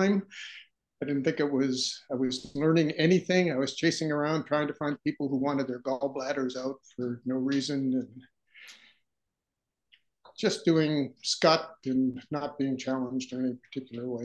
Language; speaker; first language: English; native; English